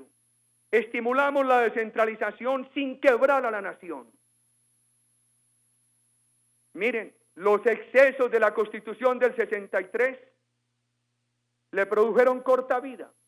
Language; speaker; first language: Spanish; native; Spanish